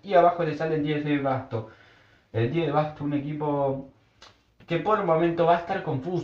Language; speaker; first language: Spanish; native; Spanish